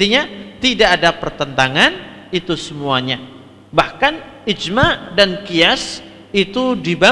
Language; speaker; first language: Indonesian; native; Indonesian